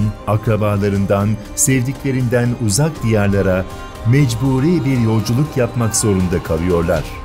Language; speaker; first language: Turkish; native; Turkish